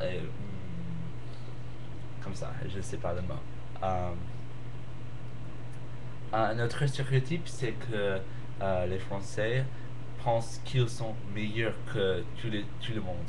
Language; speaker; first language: French; non-native, learner; English